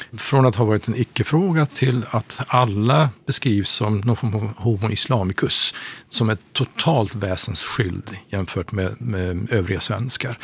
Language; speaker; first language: Swedish; non-native, fluent; Persian